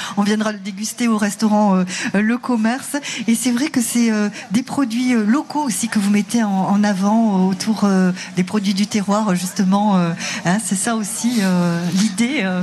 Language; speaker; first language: French; native; French